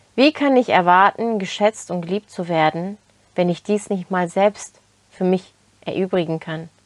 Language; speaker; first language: German; early bilingual, other home language; Turkish